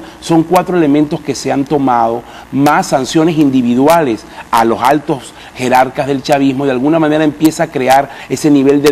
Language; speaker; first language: Spanish; native; Spanish